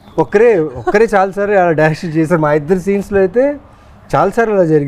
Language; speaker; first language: Telugu; non-native, fluent; Hindi